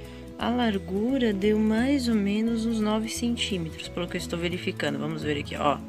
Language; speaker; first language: Portuguese; native; Portuguese